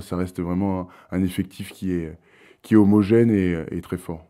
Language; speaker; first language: French; native; French